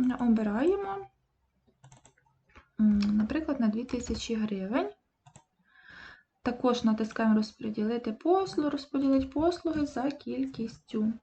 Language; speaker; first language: Ukrainian; native; Ukrainian